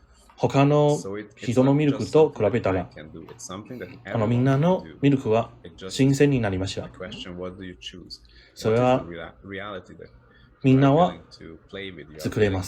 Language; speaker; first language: Japanese; non-native, learner; English